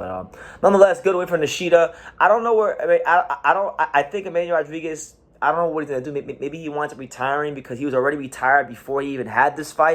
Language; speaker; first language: English; native; English